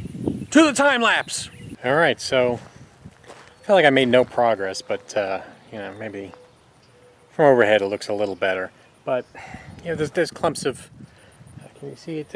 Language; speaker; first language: English; native; English